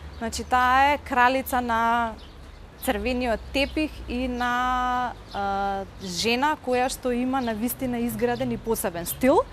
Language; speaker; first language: Macedonian; native; Macedonian